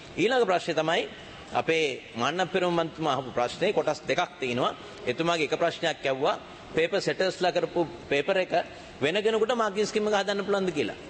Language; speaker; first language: Sinhala; native; Sinhala